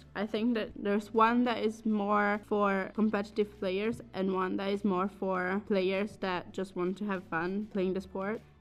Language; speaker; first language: English; non-native, fluent; Italian